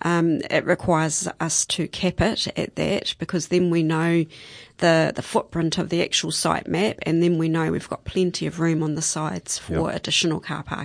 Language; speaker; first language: English; native; English